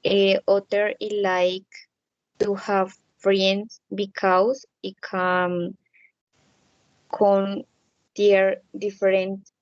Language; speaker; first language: English; non-native, learner; Spanish